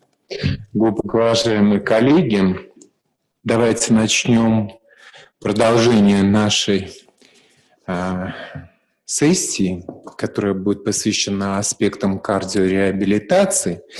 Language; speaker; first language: Russian; native; Russian